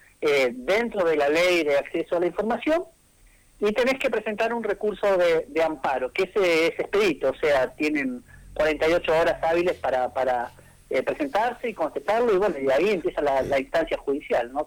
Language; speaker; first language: Spanish; native; Spanish